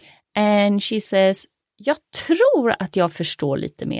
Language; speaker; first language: Swedish; native; Swedish